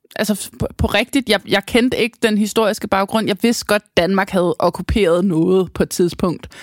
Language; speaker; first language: Danish; native; Danish